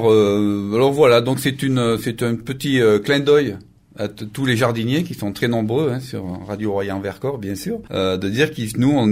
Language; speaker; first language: French; native; French